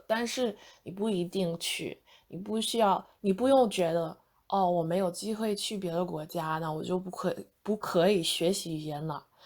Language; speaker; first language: Chinese; non-native, fluent; English